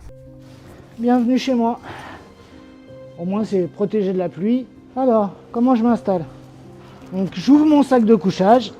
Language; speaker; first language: French; native; French